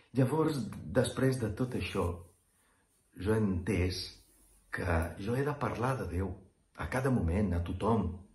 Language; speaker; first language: Catalan; non-native, fluent; Portuguese